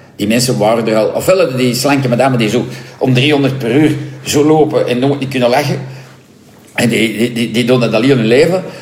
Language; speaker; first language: Dutch; non-native, local second language; French